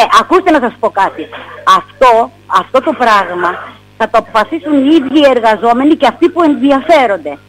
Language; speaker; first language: Greek; native; Greek